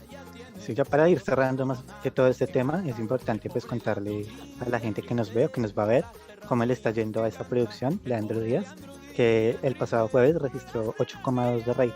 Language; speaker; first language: Spanish; native; Spanish